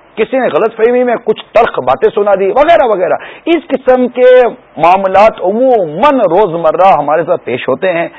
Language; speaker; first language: Urdu; native; Urdu